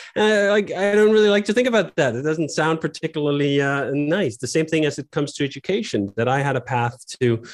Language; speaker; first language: English; non-native, fluent; Danish